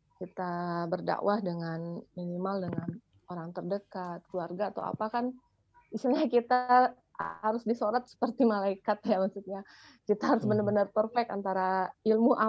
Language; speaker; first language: Indonesian; native; Indonesian